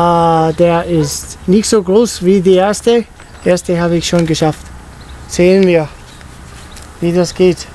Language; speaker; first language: German; non-native, fluent; Italian